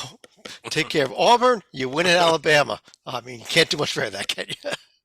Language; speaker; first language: English; native; English